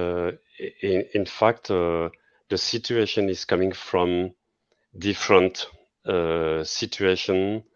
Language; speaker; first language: English; non-native, fluent; French